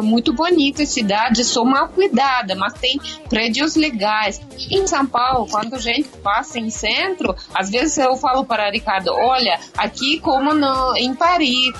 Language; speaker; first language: Portuguese; non-native, learner; Russian